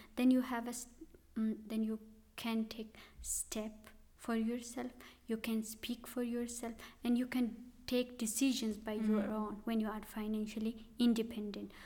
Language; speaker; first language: English; non-native, local second language; Pashto